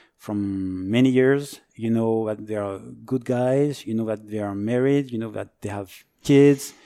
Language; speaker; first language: English; non-native, fluent; French